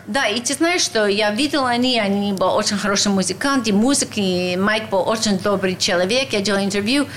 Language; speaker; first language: Russian; non-native, learner; English